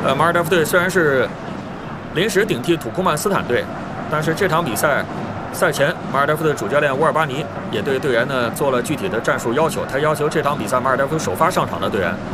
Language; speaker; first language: Chinese; native; Chinese